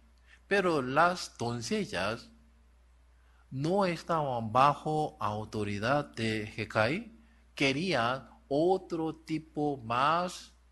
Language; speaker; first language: Spanish; non-native, learner; Korean